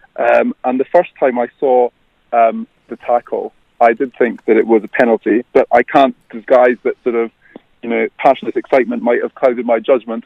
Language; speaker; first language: English; native; English